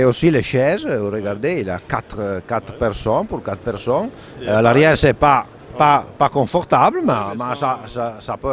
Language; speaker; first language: French; non-native, fluent; Italian